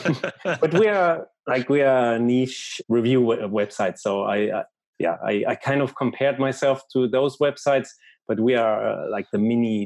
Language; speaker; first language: English; non-native, fluent; German